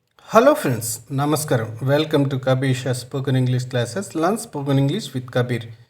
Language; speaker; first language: English; non-native, local second language; Telugu